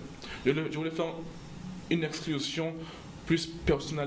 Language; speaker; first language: French; non-native, local second language; English